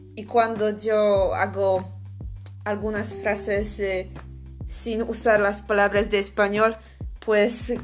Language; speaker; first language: Spanish; non-native, fluent; Polish